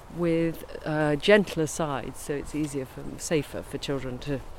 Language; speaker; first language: English; native; English